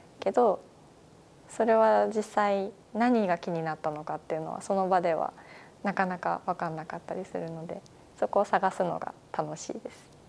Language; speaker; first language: Japanese; native; Japanese